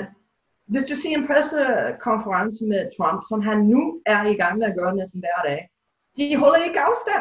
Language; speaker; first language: Danish; non-native, fluent; English